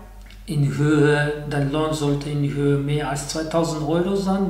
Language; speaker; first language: German; non-native, learner; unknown